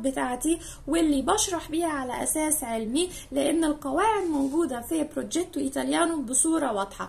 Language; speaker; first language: Arabic; native; Arabic